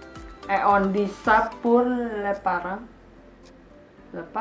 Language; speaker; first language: French; non-native, learner; Indonesian